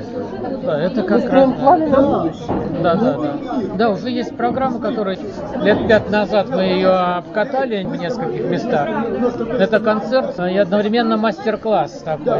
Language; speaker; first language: Russian; native; Russian